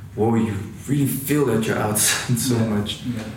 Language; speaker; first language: English; non-native, fluent; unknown